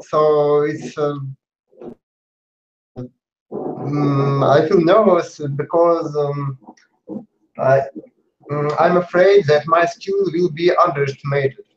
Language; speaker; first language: English; non-native, learner; Russian